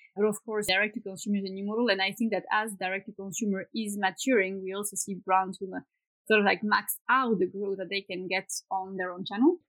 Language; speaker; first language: English; non-native, fluent; Swedish